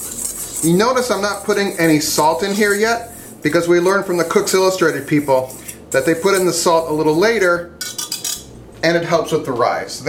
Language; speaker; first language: English; native; English